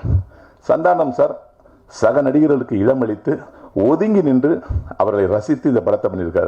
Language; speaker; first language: Tamil; native; Tamil